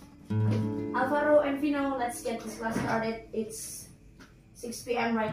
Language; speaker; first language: English; non-native, fluent; Indonesian